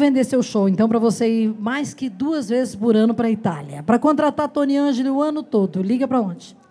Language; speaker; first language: Portuguese; native; Portuguese